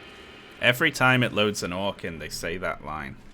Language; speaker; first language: English; native; English